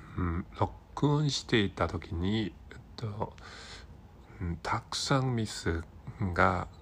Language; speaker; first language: Japanese; non-native, learner; Cantonese